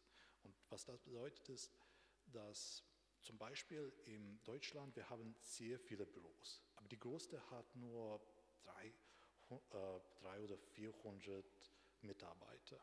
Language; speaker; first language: German; non-native, fluent; Romanian